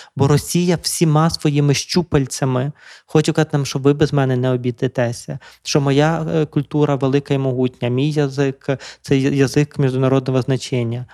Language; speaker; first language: Ukrainian; native; Ukrainian